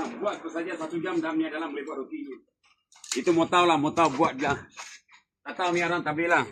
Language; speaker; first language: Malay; non-native, local second language; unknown